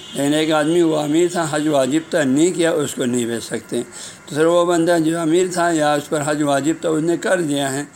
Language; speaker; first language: Urdu; non-native, local second language; Balti